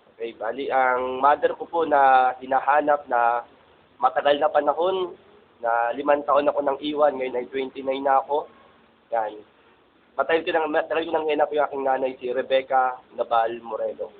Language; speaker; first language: Filipino; native; Filipino